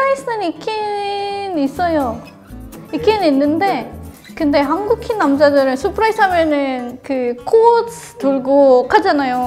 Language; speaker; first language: Korean; non-native, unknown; Filipino